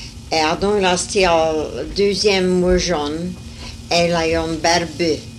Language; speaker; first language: French; early bilingual, heritage; French